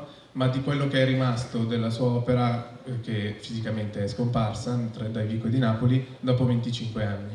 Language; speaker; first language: Italian; native; Italian